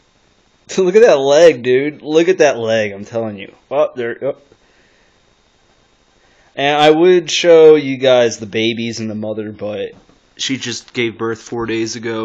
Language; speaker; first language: English; native; English